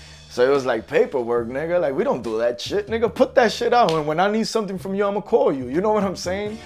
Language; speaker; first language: English; early bilingual, other home language; Spanish